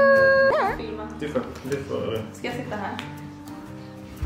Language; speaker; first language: Swedish; native; Swedish